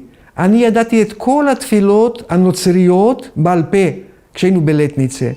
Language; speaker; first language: Hebrew; early bilingual, other home language; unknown